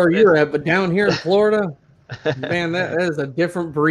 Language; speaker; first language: English; native; English